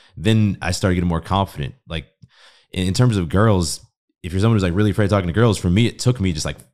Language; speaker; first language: English; native; English